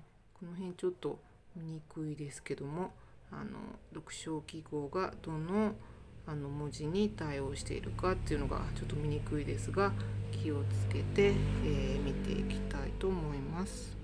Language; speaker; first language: Japanese; non-native, fluent; Indonesian